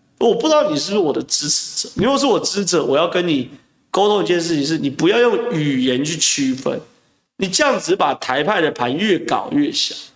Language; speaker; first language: Chinese; native; Chinese